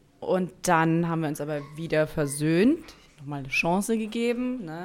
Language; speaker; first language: German; native; German